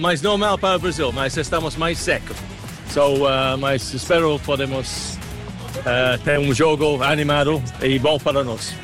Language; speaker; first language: Portuguese; non-native, learner; English